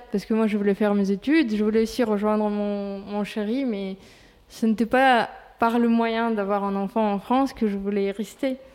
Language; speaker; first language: French; non-native, fluent; Russian